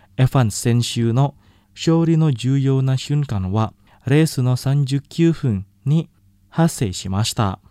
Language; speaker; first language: Japanese; non-native, fluent; Indonesian